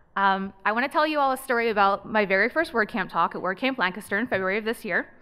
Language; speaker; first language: English; native; English